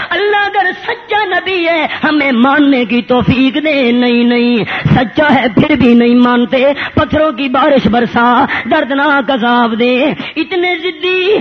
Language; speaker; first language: Urdu; non-native, local second language; Punjabi